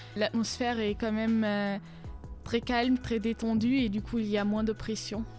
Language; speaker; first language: French; non-native, fluent; German